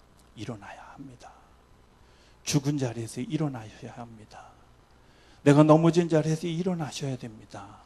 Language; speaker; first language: Korean; native; Korean